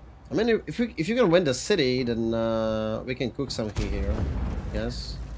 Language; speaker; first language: English; non-native, fluent; Czech